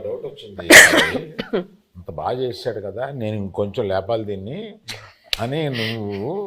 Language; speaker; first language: Telugu; native; Telugu